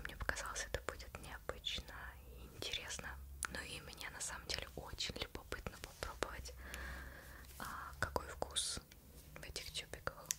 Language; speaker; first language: Russian; native; Russian